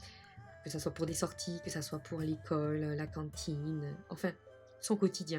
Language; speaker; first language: French; native; French